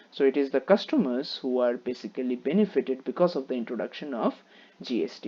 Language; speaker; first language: English; non-native, local second language; Bangla